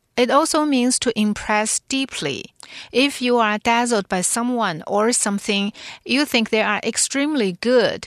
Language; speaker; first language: English; non-native, fluent; Chinese